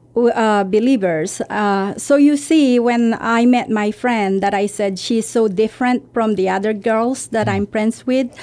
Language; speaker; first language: English; non-native, local second language; Filipino